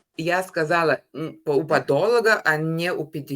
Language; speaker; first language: Russian; non-native, fluent; Lithuanian